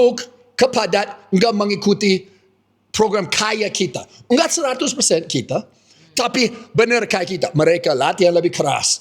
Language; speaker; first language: Indonesian; non-native, fluent; English